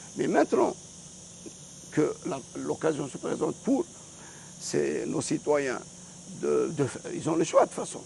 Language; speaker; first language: French; non-native, local second language; Arabic